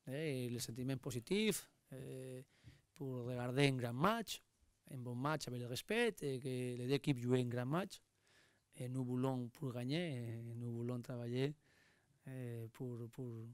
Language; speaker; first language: French; non-native, learner; Spanish